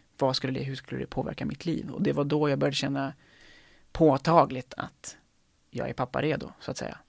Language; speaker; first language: Swedish; native; Swedish